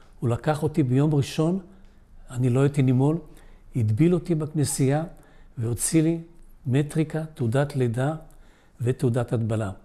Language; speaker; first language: Hebrew; early bilingual, other home language; Polish